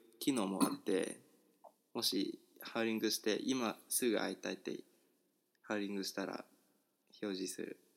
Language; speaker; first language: Japanese; non-native, fluent; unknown